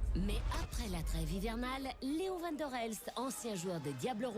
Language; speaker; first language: French; native; French